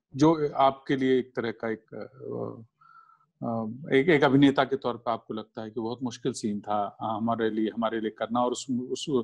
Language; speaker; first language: Hindi; native; Hindi